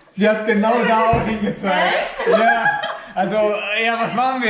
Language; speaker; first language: German; non-native, fluent; Indonesian